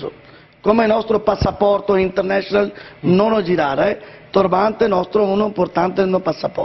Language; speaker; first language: Italian; non-native, learner; Punjabi